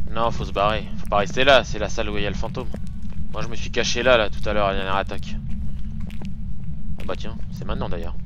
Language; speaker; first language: French; native; French